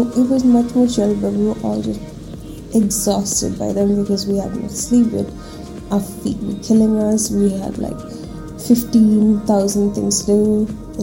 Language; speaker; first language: English; non-native, local second language; Malayalam